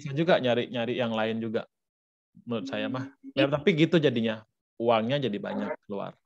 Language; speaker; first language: Indonesian; native; Indonesian